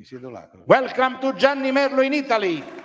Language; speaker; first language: English; non-native, learner; Italian